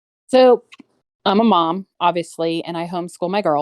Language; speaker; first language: English; native; English